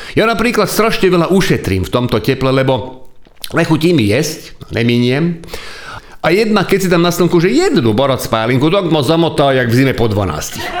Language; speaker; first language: Slovak; non-native, local second language; Hungarian